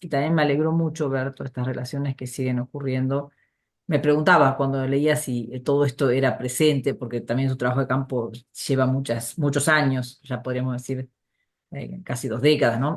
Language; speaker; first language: Spanish; native; Spanish